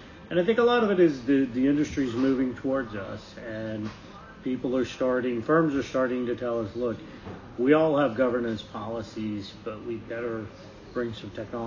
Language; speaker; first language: English; native; English